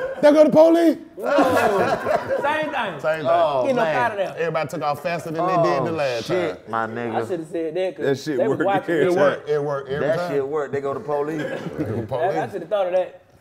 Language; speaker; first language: English; native; English